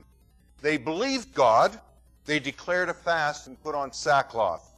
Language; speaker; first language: English; native; English